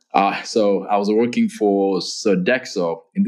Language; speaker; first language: English; non-native, local second language; Shona